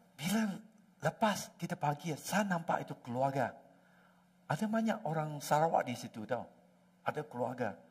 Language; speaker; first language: Malay; non-native, local second language; Chinese